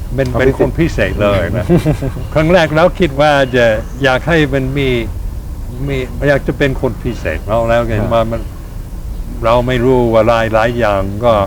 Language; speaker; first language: Thai; non-native, fluent; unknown